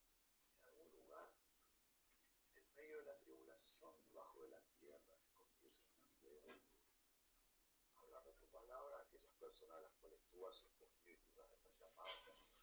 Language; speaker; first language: Spanish; native; Spanish